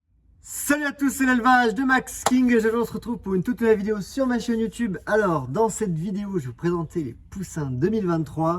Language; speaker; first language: French; native; French